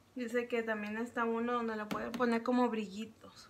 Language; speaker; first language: Spanish; native; Spanish